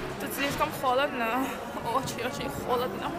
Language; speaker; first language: Russian; early bilingual, heritage; Russian